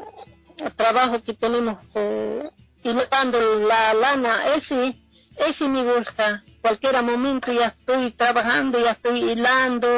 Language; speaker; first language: Spanish; non-native, local second language; Quechua